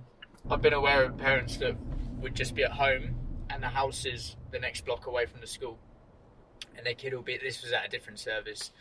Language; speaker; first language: English; native; English